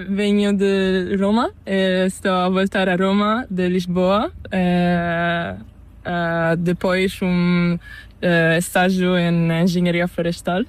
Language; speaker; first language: Spanish; non-native, learner; Italian